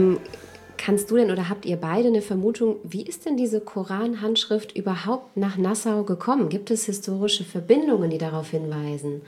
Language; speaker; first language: German; native; German